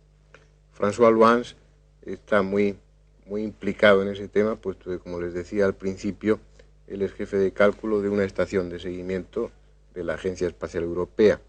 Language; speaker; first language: Spanish; native; Spanish